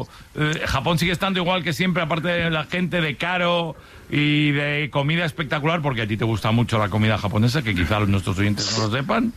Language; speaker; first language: Spanish; native; Spanish